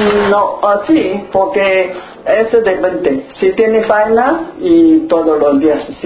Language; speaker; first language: Spanish; non-native, learner; Chinese